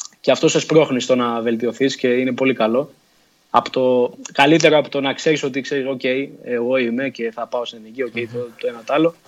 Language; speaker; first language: Greek; early bilingual, other home language; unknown